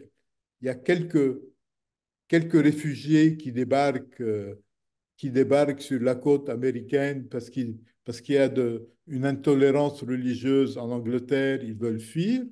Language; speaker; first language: French; non-native, local second language; Arabic